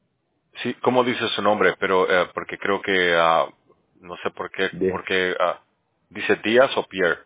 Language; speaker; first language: Spanish; native; Spanish